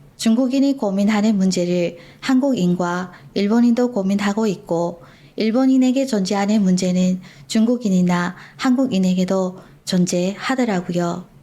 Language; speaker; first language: Korean; early bilingual, heritage; Korean